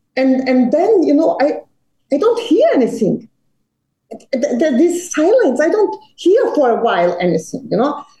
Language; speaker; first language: English; non-native, fluent; Serbian